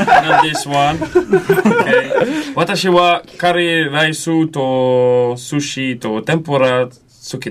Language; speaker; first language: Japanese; non-native, learner; French